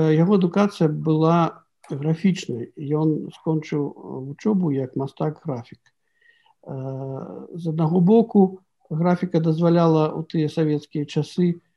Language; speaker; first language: Belarusian; native; Belarusian